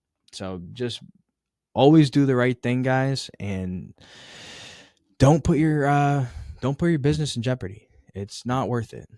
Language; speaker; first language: English; native; English